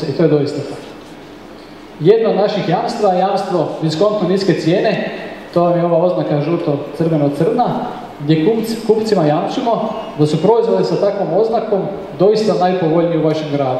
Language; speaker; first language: Croatian; native; Croatian